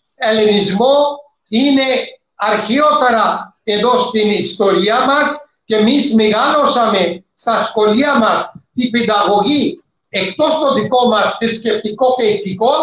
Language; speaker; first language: Greek; non-native, fluent; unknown